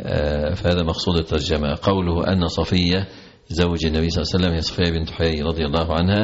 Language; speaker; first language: Arabic; native; Arabic